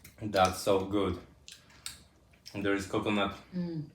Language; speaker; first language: English; non-native, fluent; Polish